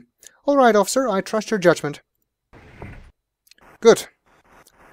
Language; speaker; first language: English; native; English